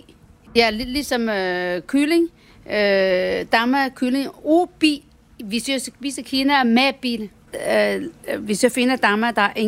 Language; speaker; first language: Danish; non-native, learner; Chinese